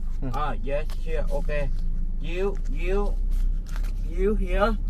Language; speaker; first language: English; non-native, learner; Vietnamese